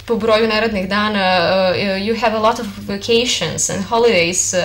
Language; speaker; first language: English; non-native, learner; Serbian